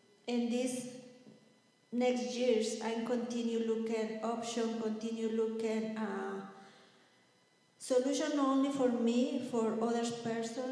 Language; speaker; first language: English; non-native, learner; Spanish